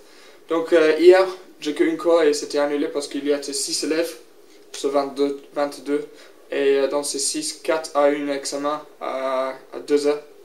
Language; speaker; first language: French; non-native, learner; English